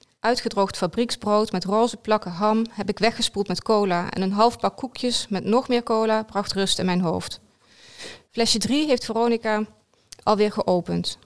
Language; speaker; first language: Dutch; native; Dutch